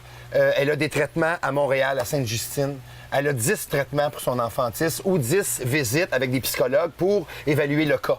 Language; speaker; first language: French; native; French